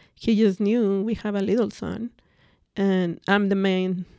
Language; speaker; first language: English; non-native, fluent; Spanish